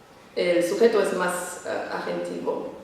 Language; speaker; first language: Spanish; non-native, fluent; English